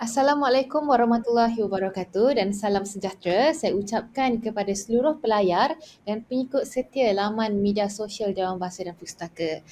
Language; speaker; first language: Malay; native; Malay